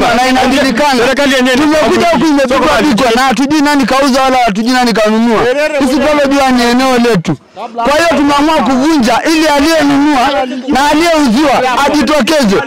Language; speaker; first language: Swahili; non-native, local second language; Masai